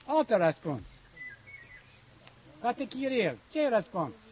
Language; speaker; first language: Romanian; non-native, learner; English